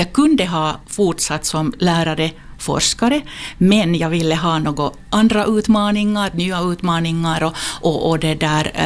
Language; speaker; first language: Swedish; non-native, local second language; Finnish